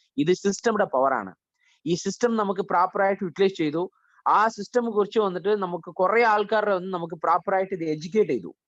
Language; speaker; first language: Malayalam; early bilingual, heritage; Malayalam